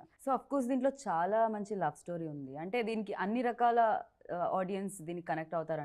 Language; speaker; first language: Telugu; native; Telugu